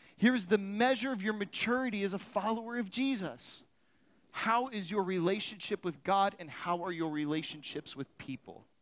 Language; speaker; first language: English; native; English